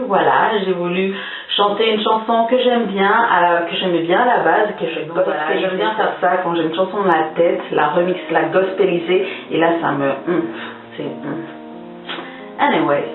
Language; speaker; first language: French; native; French